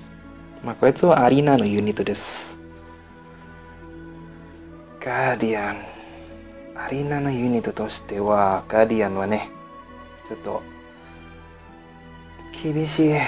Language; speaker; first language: Japanese; non-native, learner; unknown